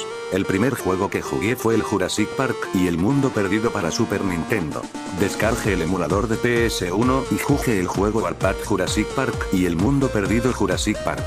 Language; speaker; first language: Spanish; native; Spanish